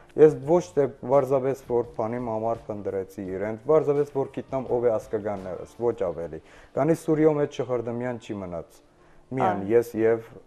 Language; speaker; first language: Armenian; early bilingual, heritage; Armenian